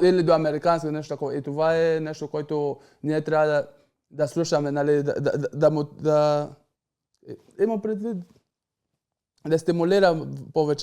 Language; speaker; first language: Bulgarian; non-native, fluent; Portuguese